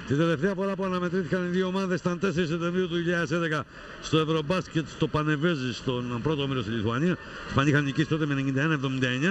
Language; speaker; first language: Greek; native; Greek